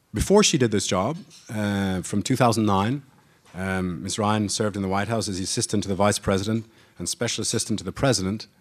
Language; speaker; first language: English; native; English